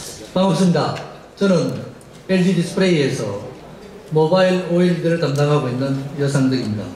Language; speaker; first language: Korean; native; Korean